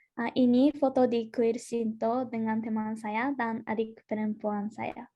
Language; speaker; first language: Indonesian; non-native, learner; Japanese